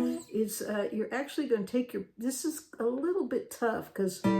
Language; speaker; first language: English; native; English